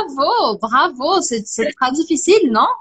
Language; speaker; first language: French; non-native, fluent; Portuguese